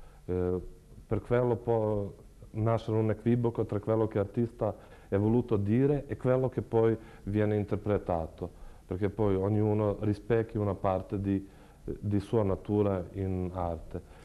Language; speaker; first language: Italian; non-native, fluent; Serbian